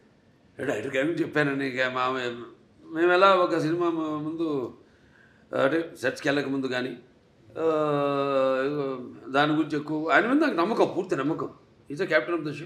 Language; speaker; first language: Telugu; native; Telugu